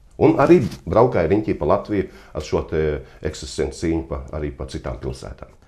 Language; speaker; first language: Latvian; native; Latvian